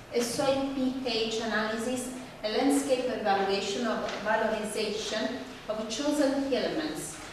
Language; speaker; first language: English; non-native, fluent; Italian